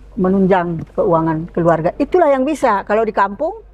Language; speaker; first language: Indonesian; native; Indonesian